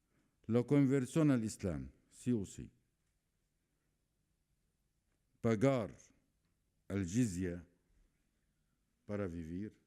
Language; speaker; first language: Spanish; non-native, fluent; Arabic